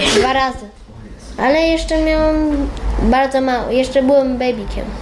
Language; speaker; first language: Polish; early bilingual, heritage; Polish